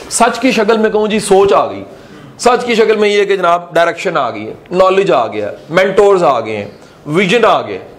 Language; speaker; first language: Urdu; non-native, local second language; Punjabi